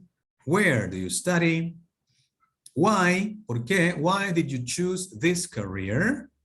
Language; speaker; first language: English; non-native, fluent; Spanish